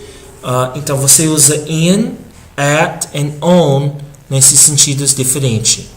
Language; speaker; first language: Portuguese; non-native, fluent; English